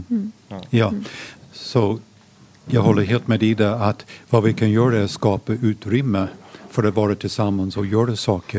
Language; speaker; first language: Swedish; non-native, fluent; English